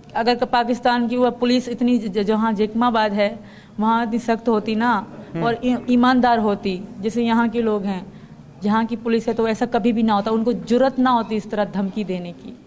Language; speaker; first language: Urdu; non-native, local second language; Sindhi